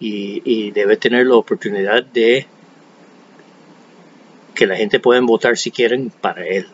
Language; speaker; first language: Spanish; non-native, fluent; English